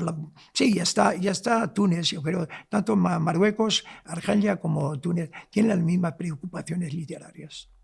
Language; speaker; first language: Spanish; non-native, local second language; Arabic